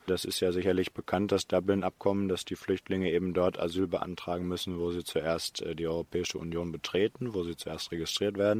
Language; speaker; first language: German; native; German